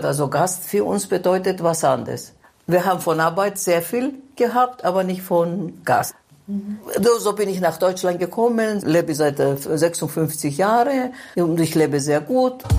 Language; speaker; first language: German; non-native, fluent; Greek